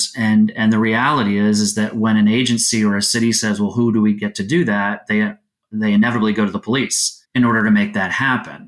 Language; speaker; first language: English; native; English